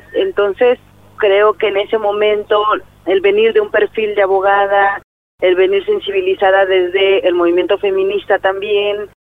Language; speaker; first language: Spanish; native; Spanish